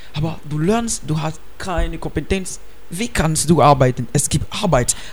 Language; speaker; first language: German; non-native, learner; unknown